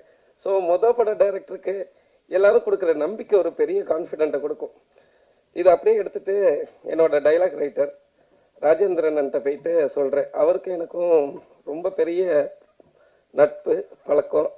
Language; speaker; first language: Tamil; native; Tamil